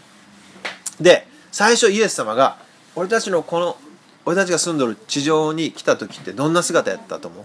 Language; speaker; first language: Japanese; native; Japanese